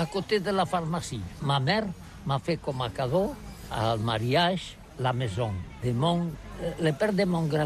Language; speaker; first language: French; non-native, learner; Catalan